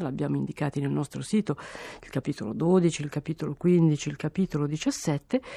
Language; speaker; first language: Italian; native; Italian